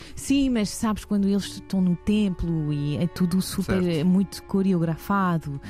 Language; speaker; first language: Portuguese; non-native, fluent; French